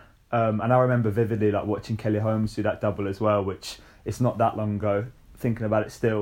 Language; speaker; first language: English; native; English